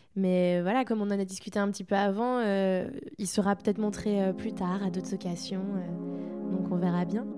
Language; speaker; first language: French; native; French